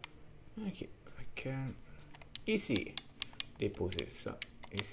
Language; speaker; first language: French; native; French